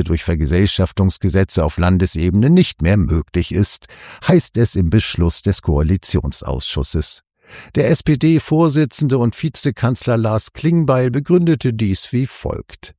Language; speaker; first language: German; native; German